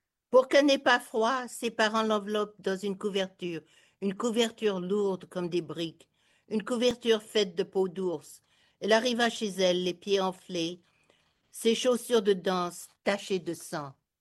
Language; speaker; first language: French; early bilingual, heritage; French